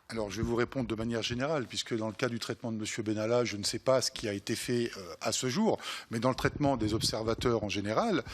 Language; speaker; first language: French; native; French